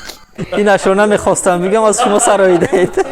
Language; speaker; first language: Persian; non-native, fluent; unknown